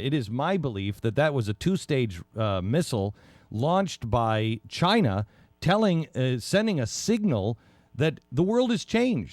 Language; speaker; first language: English; native; English